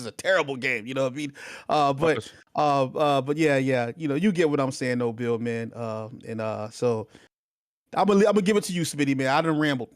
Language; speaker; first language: English; native; English